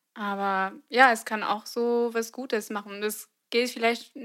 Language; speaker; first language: German; non-native, fluent; French